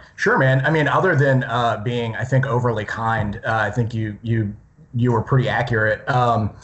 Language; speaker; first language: English; native; English